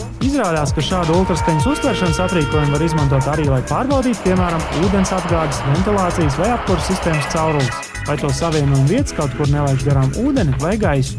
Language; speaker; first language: Latvian; native; Latvian